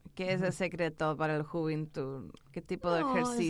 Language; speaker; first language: Spanish; early bilingual, heritage; English